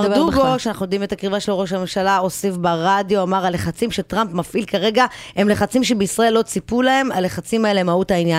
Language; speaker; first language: Hebrew; native; Hebrew